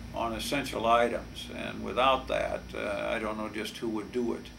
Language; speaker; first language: English; native; English